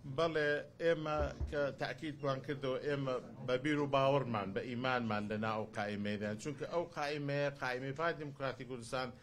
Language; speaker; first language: Central Kurdish; non-native, local second language; Azerbaijani